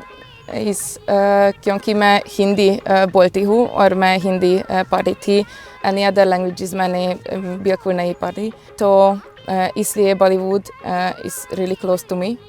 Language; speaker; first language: Hindi; non-native, learner; Hungarian